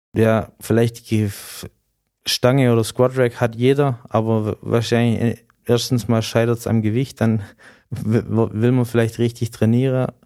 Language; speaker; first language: German; native; German